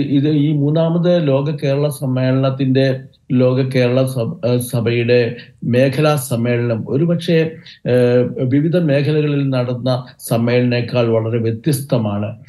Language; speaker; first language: Malayalam; native; Malayalam